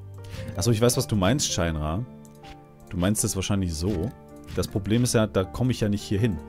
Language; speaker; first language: German; native; German